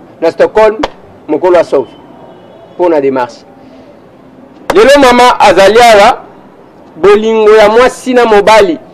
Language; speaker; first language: Lingala; native; Lingala